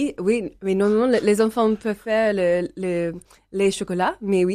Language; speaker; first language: French; non-native, learner; English